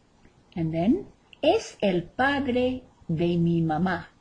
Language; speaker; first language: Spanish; non-native, fluent; English